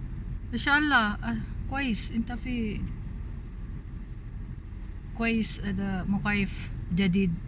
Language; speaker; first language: Arabic; non-native, learner; Filipino